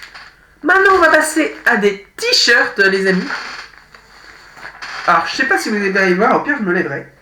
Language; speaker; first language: French; native; French